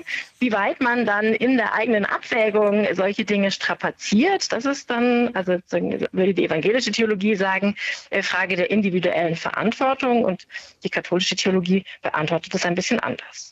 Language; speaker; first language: German; native; German